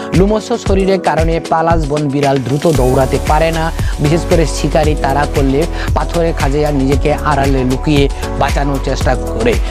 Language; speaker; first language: Bangla; non-native, local second language; Kok Borok